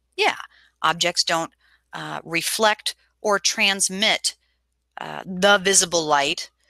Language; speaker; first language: English; native; English